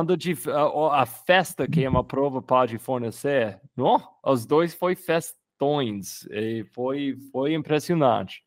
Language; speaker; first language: Portuguese; non-native, fluent; English